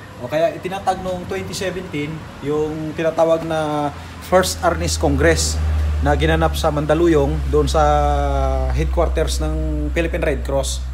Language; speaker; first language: Filipino; non-native, local second language; Hiligaynon